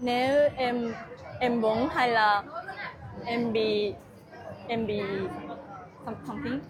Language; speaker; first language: Vietnamese; non-native, learner; Japanese